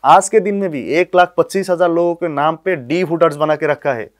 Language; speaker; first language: Hindi; non-native, local second language; Bangla